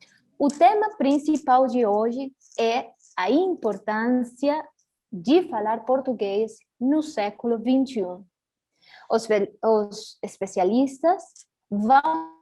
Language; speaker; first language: Portuguese; early bilingual, heritage; Portuguese